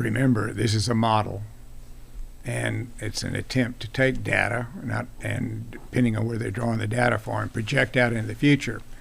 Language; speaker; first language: English; native; English